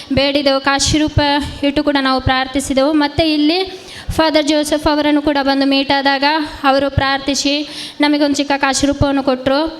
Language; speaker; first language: Kannada; non-native, local second language; Konkani